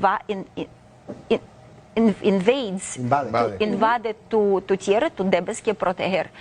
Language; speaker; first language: Spanish; non-native, fluent; Ukrainian